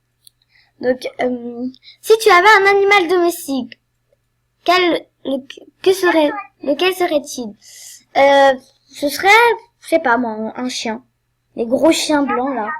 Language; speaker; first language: French; native; French